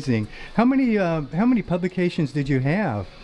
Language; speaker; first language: English; native; English